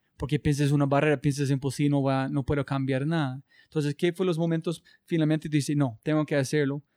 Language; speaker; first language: Spanish; non-native, learner; English